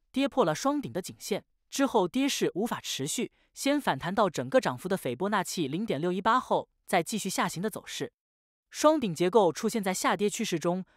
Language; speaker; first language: Chinese; native; Chinese